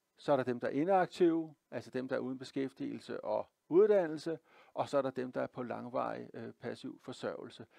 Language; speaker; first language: Danish; native; Danish